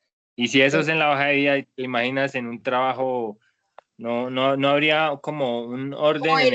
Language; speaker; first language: Spanish; native; Spanish